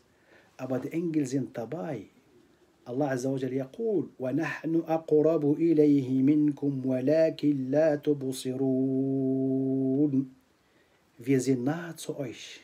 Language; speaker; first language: German; non-native, fluent; Arabic